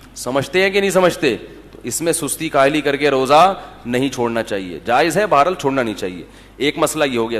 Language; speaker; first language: Urdu; native; Urdu